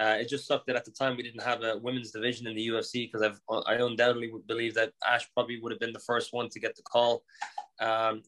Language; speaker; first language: English; native; English